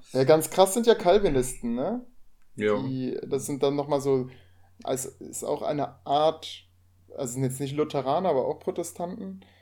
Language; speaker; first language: German; non-native, fluent; Polish